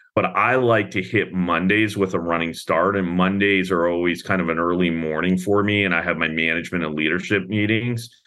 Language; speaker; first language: English; native; English